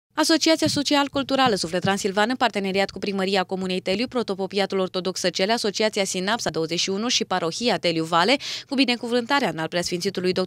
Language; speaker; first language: Romanian; native; Romanian